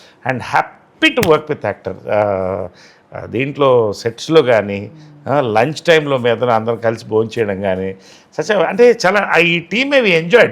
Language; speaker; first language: Telugu; native; Telugu